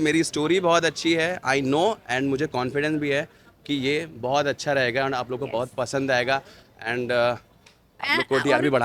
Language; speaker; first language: Hindi; native; Hindi